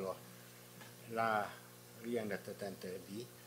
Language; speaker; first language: French; non-native, fluent; Hungarian